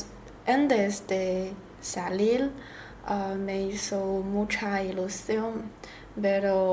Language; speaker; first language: Spanish; non-native, learner; Chinese